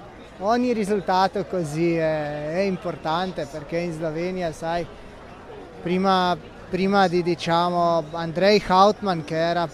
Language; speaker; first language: Italian; non-native, fluent; Slovenian